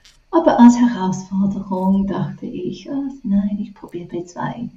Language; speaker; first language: German; non-native, fluent; English